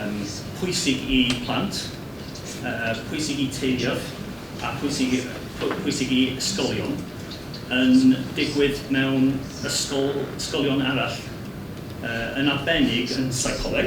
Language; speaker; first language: Welsh; non-native, learner; English